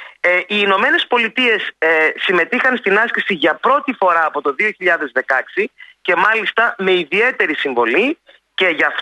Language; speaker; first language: Greek; native; Greek